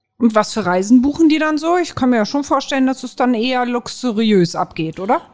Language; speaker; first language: German; native; German